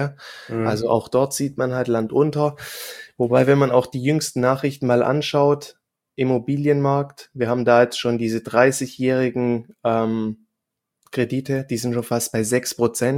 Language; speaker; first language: German; native; German